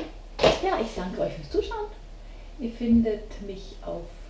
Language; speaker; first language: German; native; German